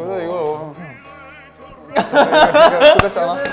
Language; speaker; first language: Korean; non-native, fluent; French